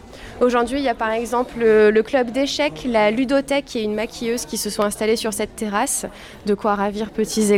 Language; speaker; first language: French; native; French